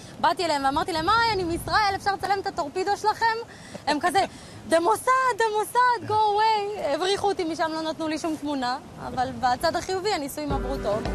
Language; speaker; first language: Hebrew; early bilingual, other home language; Russian